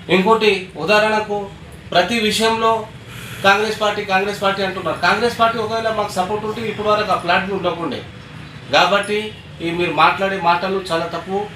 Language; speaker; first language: Telugu; non-native, local second language; Lambadi